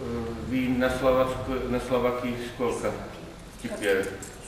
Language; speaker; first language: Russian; non-native, learner; Slovak